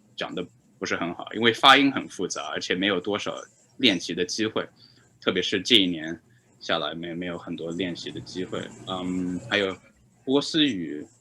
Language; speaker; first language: Chinese; native; Chinese